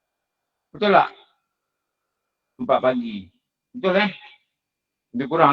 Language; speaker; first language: Malay; native; Malay